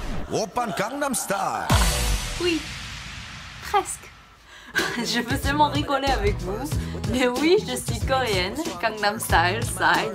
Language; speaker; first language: French; non-native, fluent; Korean